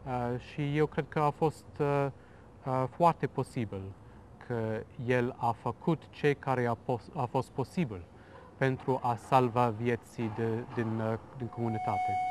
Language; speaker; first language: Romanian; non-native, fluent; English